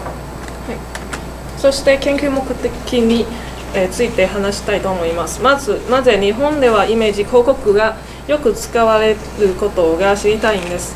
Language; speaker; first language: Japanese; non-native, learner; Cantonese